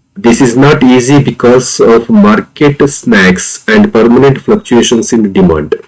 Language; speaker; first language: English; non-native, local second language; Kannada